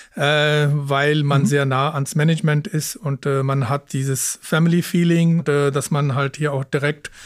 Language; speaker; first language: German; early bilingual, other home language; Punjabi